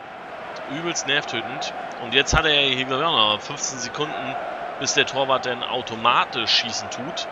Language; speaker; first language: German; native; German